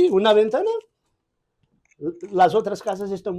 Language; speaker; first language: Spanish; non-native, fluent; Portuguese